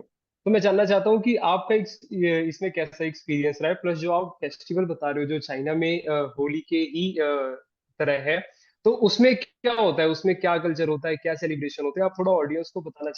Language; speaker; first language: Hindi; native; Hindi